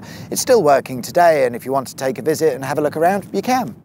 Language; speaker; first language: English; native; English